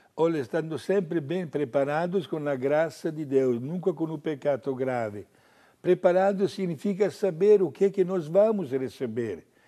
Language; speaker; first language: Portuguese; non-native, fluent; Italian